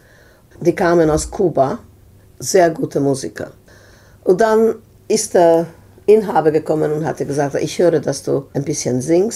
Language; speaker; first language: German; non-native, fluent; Serbian